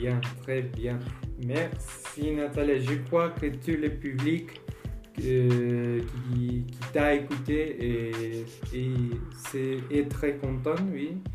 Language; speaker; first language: French; non-native, fluent; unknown